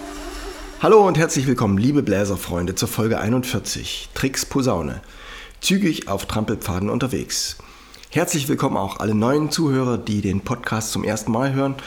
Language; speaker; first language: German; native; German